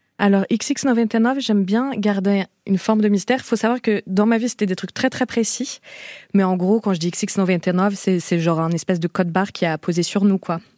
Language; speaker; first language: French; early bilingual, other home language; Portuguese